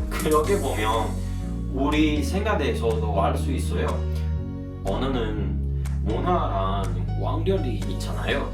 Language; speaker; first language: Korean; non-native, learner; Spanish